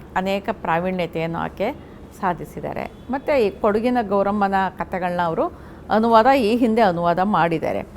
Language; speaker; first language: Kannada; non-native, local second language; Urdu